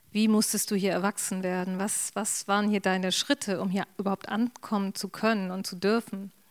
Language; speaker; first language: German; native; German